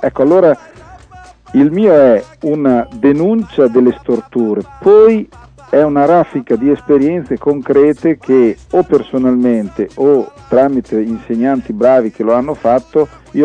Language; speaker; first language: Italian; native; Italian